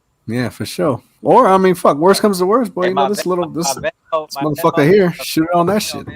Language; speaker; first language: English; native; English